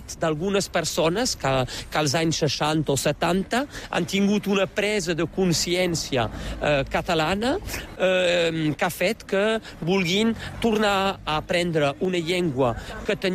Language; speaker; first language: Catalan; native; Catalan